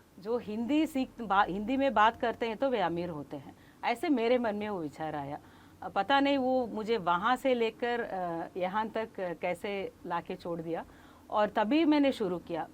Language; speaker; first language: Hindi; non-native, local second language; Kannada